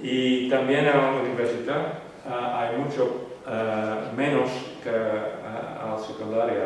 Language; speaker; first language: Spanish; non-native, fluent; Western Frisian